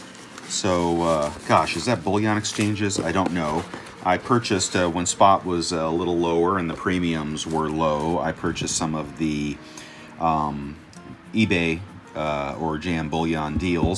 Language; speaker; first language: English; native; English